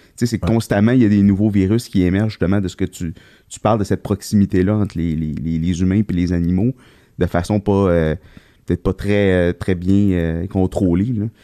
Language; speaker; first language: French; native; French